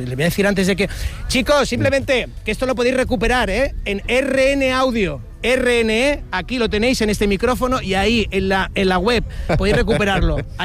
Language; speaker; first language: Spanish; native; Spanish